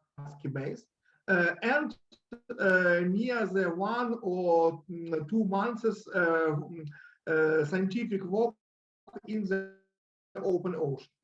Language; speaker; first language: English; non-native, learner; Russian